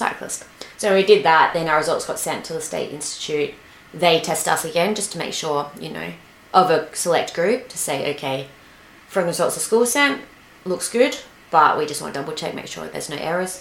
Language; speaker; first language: English; native; English